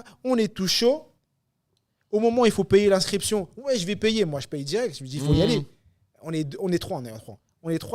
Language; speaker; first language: French; native; French